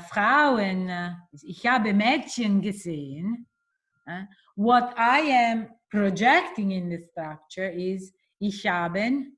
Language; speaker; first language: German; non-native, learner; Italian